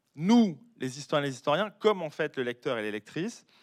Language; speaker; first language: French; native; French